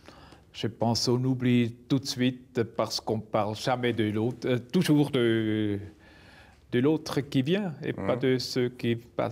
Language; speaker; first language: French; non-native, local second language; German